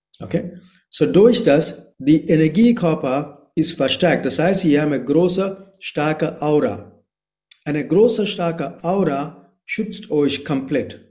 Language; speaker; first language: German; non-native, fluent; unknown